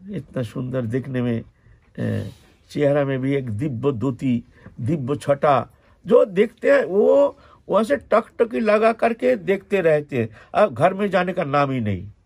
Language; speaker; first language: Hindi; non-native, local second language; Bangla